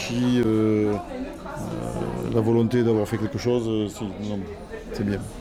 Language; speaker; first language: French; native; French